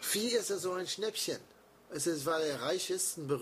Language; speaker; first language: German; non-native, fluent; English